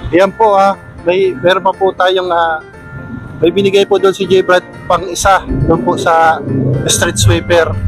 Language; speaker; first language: Filipino; non-native, local second language; Bikol